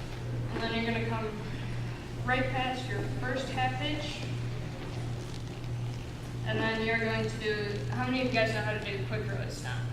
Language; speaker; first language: English; native; English